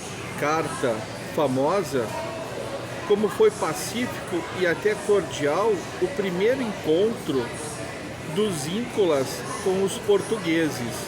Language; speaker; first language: Portuguese; native; Portuguese